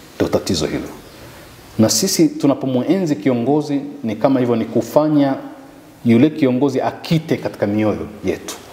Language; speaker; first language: Swahili; native; Swahili